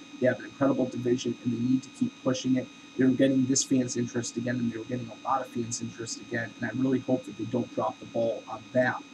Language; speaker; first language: English; native; English